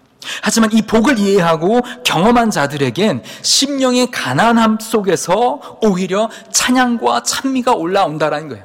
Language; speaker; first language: Korean; native; Korean